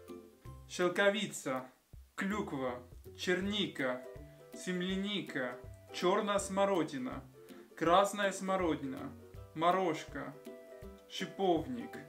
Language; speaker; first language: Russian; non-native, fluent; Spanish